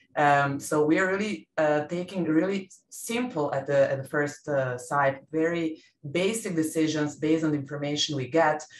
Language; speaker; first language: English; non-native, fluent; Serbian